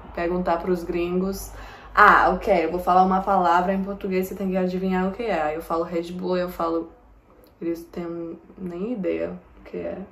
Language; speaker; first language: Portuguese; non-native, fluent; English